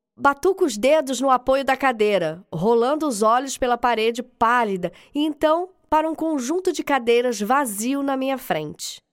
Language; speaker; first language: Portuguese; native; Portuguese